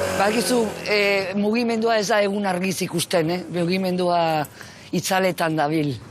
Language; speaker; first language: Basque; early bilingual, heritage; Basque